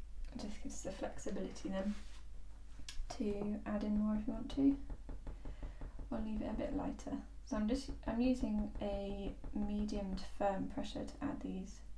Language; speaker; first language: English; native; English